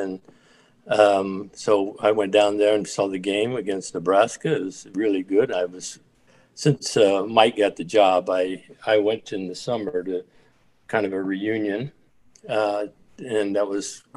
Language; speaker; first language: English; native; English